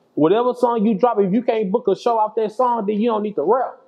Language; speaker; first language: English; native; English